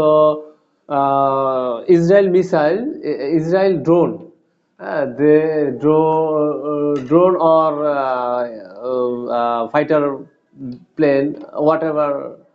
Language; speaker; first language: English; non-native, learner; Bangla